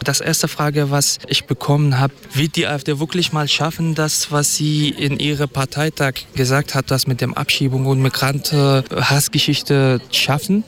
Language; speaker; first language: German; non-native, fluent; Kurdish